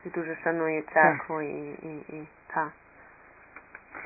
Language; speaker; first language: Ukrainian; early bilingual, heritage; Ukrainian